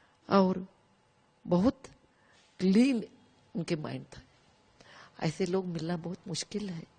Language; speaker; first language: Hindi; non-native, local second language; Kannada